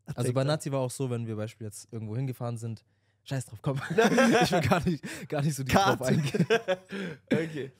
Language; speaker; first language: German; native; German